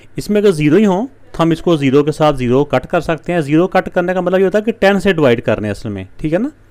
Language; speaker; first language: Urdu; non-native, local second language; Punjabi